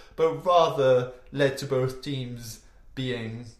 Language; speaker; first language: English; non-native, fluent; German